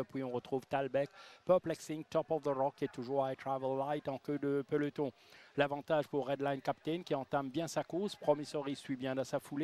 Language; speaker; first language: French; non-native, local second language; Morisyen